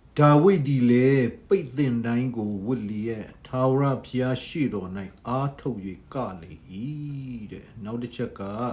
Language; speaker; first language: Burmese; non-native, local second language; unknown